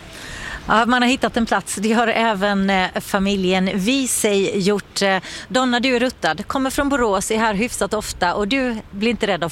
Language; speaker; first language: Swedish; native; Swedish